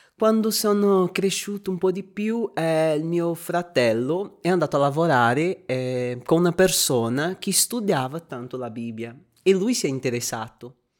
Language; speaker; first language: Italian; non-native, fluent; Portuguese